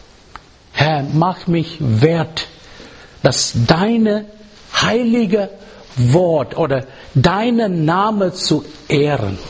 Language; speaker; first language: German; non-native, fluent; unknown